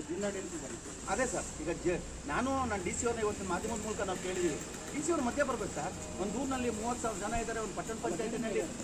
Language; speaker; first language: Kannada; native; Kannada